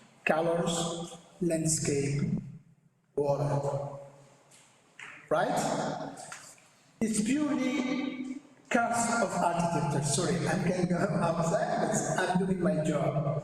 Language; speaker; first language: English; non-native, learner; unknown